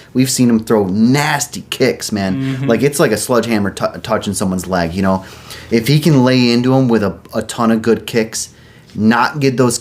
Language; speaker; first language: English; native; English